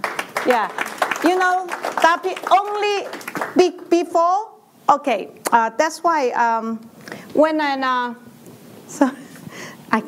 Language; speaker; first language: English; non-native, learner; Chinese